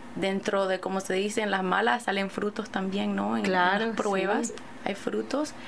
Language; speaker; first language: Spanish; early bilingual, other home language; English